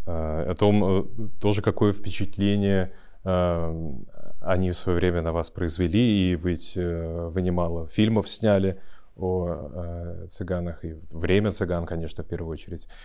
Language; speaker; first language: Russian; native; Russian